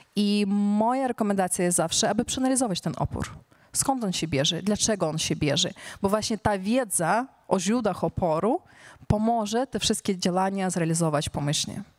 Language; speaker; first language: Polish; non-native, fluent; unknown